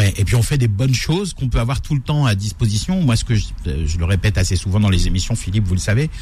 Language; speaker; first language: French; native; French